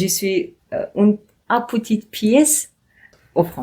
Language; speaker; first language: French; non-native, learner; Georgian